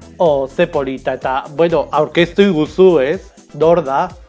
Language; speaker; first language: Basque; non-native, local second language; Spanish